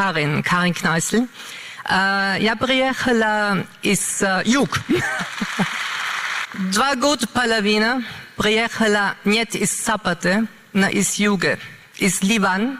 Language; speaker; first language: Russian; non-native, learner; German